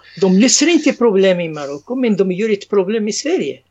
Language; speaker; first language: Swedish; non-native, fluent; Arabic